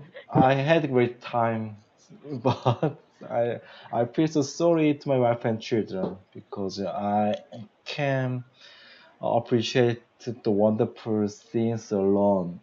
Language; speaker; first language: English; non-native, learner; Korean